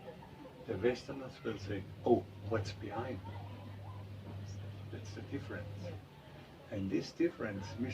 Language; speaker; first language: English; non-native, fluent; German